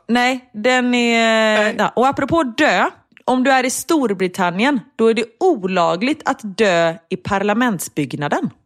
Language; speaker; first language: Swedish; native; Swedish